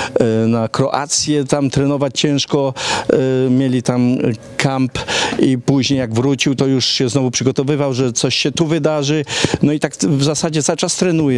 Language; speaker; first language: Polish; early bilingual, heritage; Polish